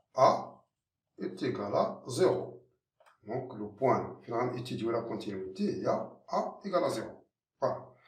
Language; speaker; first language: French; non-native, local second language; Arabic